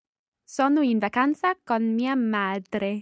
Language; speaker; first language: Italian; non-native, learner; English